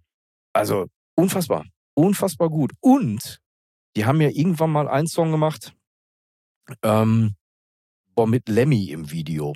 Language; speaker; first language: German; native; German